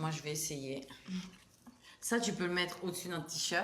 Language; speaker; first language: French; native; French